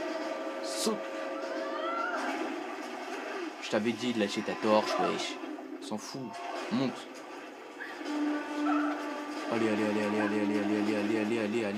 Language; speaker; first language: French; native; French